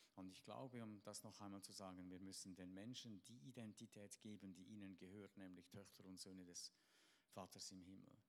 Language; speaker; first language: German; native; German